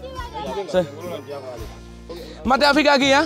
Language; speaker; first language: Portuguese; non-native, learner; Vietnamese